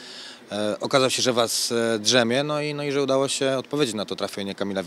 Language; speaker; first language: Polish; native; Polish